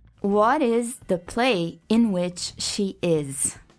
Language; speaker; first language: English; non-native, fluent; Portuguese